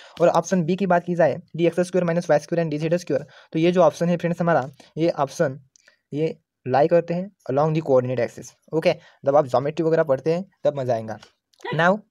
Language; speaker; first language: Hindi; non-native, local second language; Marathi